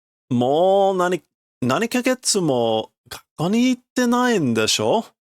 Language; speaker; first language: Japanese; non-native, learner; English